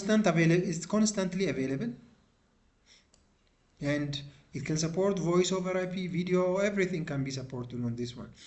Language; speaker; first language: English; non-native, local second language; Amharic